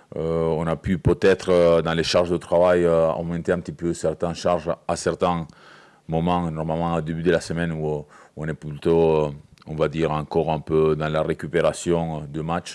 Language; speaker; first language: French; native; French